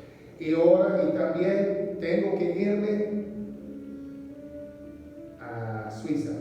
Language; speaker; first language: Spanish; non-native, learner; English